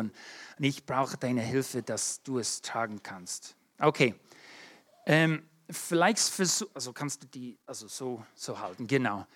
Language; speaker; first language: German; non-native, fluent; English